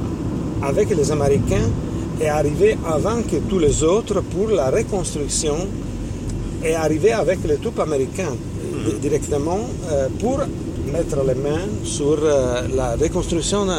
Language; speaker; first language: French; non-native, fluent; Italian